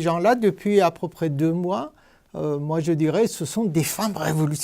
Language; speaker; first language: French; non-native, fluent; Persian